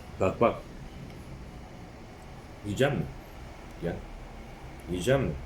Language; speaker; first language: Turkish; native; Turkish